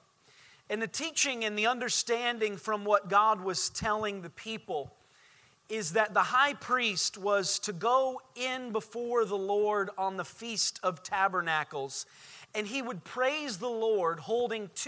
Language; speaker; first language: English; native; English